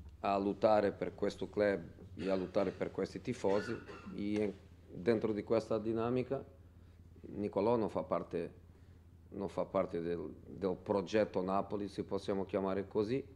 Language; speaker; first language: Italian; non-native, fluent; Portuguese